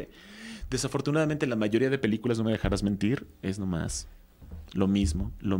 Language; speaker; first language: Spanish; native; Spanish